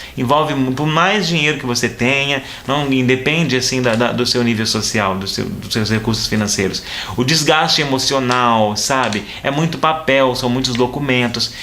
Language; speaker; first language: Portuguese; native; Portuguese